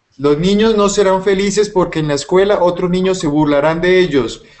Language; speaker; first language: Spanish; native; Spanish